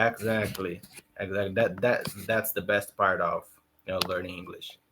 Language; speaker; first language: English; non-native, learner; Portuguese